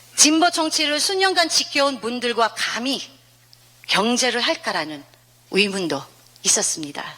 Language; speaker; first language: Korean; non-native, fluent; Filipino